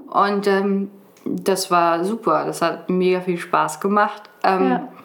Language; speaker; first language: German; native; German